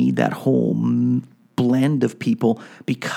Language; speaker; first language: English; native; English